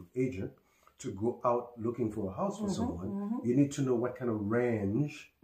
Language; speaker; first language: English; non-native, fluent; Haitian Creole